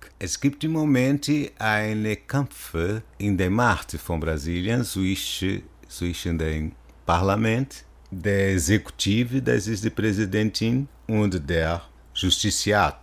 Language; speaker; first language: German; non-native, learner; Portuguese